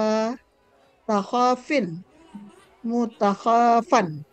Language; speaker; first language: Arabic; non-native, learner; Malay